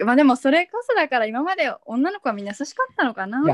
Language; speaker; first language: Japanese; native; Japanese